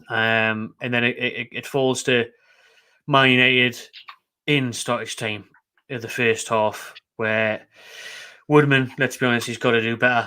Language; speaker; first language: English; native; English